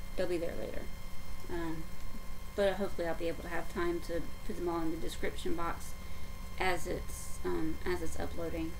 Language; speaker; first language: English; native; English